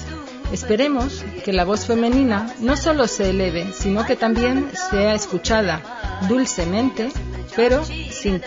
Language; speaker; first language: Spanish; native; Spanish